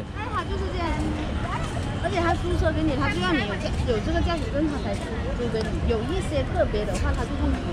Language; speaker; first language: Chinese; native; Chinese